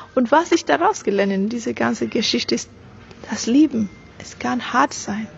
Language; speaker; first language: German; non-native, fluent; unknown